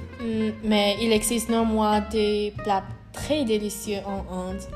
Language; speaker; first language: French; non-native, learner; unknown